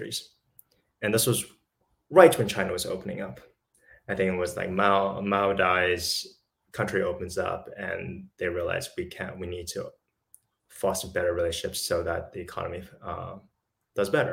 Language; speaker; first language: English; early bilingual, other home language; Chinese